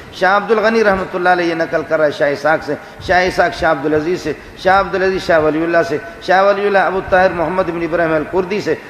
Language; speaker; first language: Urdu; non-native, local second language; Baluchi